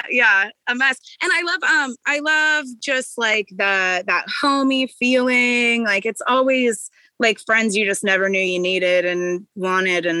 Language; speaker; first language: English; native; English